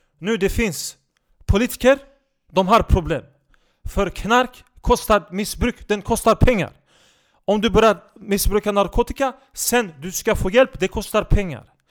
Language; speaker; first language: Swedish; non-native, local second language; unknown